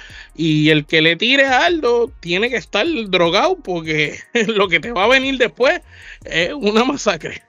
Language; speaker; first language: Spanish; native; Spanish